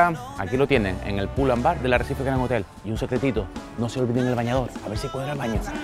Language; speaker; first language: Spanish; native; Spanish